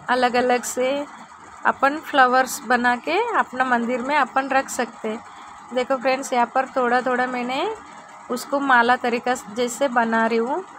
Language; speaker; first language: Hindi; non-native, local second language; Telugu